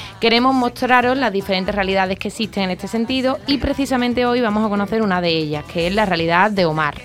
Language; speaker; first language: Spanish; native; Spanish